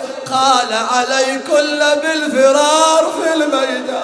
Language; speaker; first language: Arabic; native; Arabic